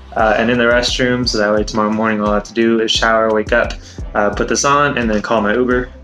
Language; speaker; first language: English; native; English